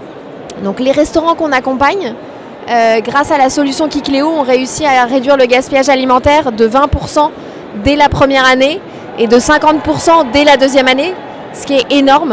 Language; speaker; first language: French; native; French